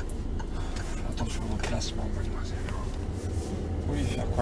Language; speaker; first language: French; native; French